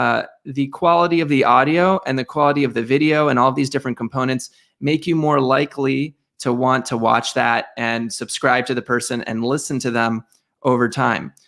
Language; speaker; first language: English; native; English